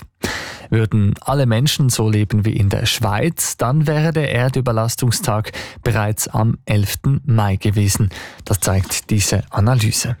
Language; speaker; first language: German; native; German